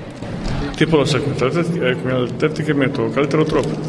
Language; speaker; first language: Greek; non-native, fluent; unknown